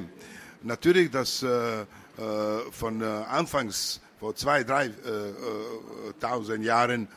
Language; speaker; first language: German; non-native, learner; Serbian